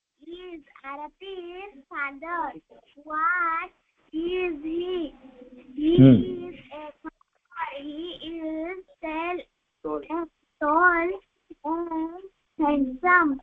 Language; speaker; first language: English; non-native, learner; Odia